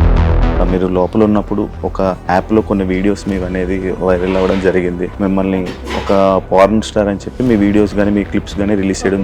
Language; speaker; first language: Telugu; native; Telugu